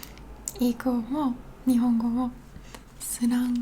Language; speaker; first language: Japanese; non-native, learner; English